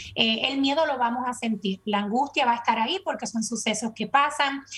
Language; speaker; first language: Spanish; native; Spanish